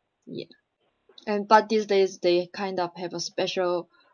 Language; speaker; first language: English; non-native, learner; Chinese